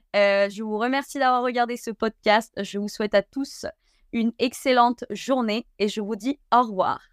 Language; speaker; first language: French; early bilingual, other home language; Spanish